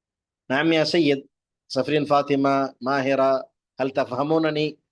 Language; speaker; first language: Arabic; non-native, fluent; Tamil